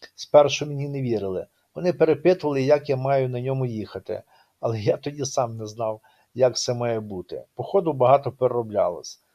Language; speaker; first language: Ukrainian; native; Ukrainian